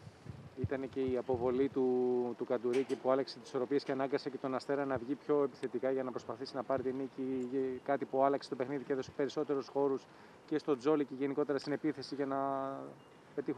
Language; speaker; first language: Greek; native; Greek